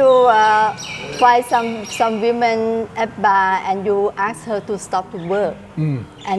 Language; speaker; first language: English; non-native, learner; Thai